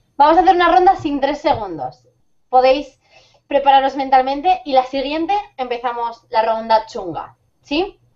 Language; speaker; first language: Spanish; native; Spanish